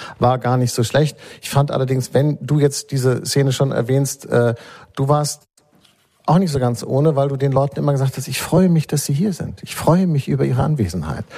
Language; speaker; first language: German; native; German